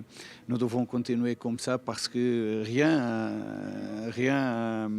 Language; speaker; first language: French; non-native, fluent; Portuguese